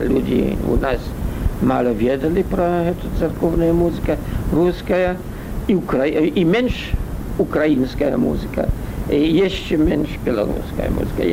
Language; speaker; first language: Belarusian; non-native, learner; French